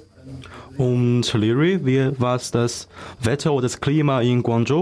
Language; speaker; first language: German; non-native, learner; Chinese